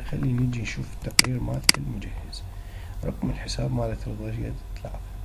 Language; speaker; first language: Arabic; native; Arabic